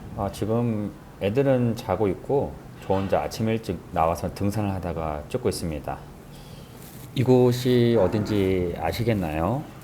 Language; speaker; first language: Korean; native; Korean